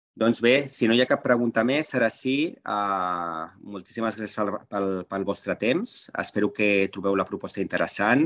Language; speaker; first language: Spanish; non-native, local second language; Catalan